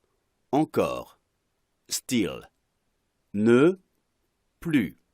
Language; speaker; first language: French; non-native, fluent; Arabic